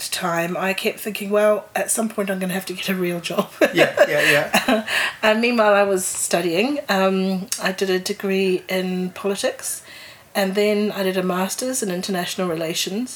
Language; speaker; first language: English; native; English